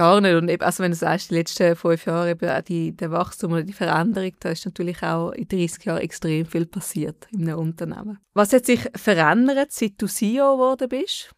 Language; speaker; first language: German; native; German